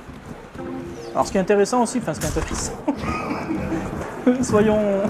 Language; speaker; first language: French; native; French